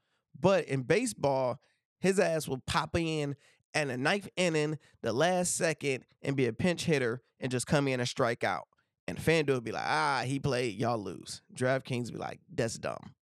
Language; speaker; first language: English; native; English